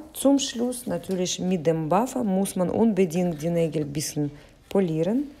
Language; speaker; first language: German; non-native, fluent; Russian